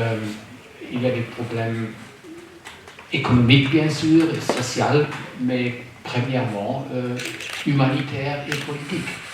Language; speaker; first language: French; non-native, fluent; German